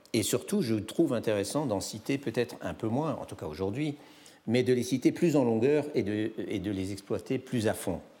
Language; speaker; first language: French; native; French